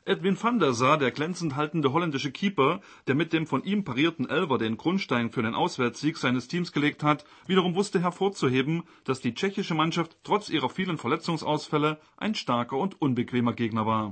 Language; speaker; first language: German; native; German